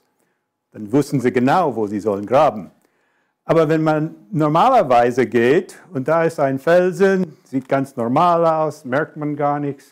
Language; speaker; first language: German; non-native, fluent; English